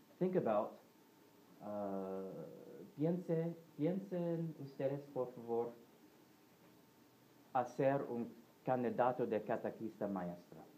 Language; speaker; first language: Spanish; non-native, learner; English